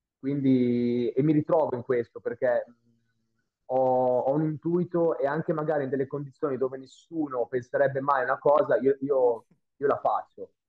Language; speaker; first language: Italian; native; Italian